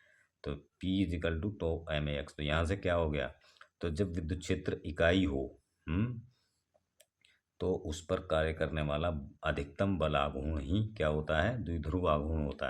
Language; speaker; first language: Hindi; native; Hindi